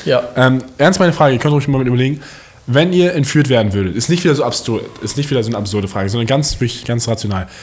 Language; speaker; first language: German; native; German